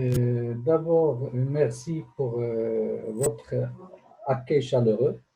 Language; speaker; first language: French; non-native, local second language; Arabic